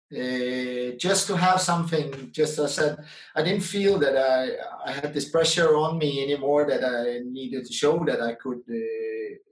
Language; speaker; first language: English; non-native, fluent; Dutch